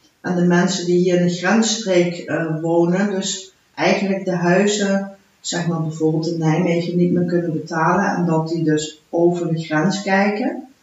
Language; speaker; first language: Dutch; early bilingual, heritage; Dutch